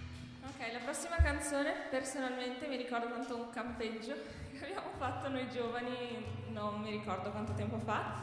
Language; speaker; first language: Italian; native; Italian